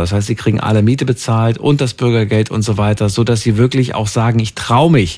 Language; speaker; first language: German; native; German